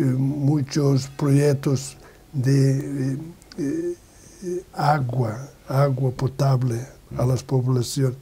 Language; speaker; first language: Spanish; non-native, learner; Portuguese